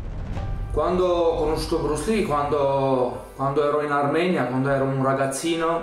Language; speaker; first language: Italian; early bilingual, other home language; Armenian